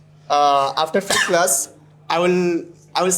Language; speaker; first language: English; non-native, learner; Bangla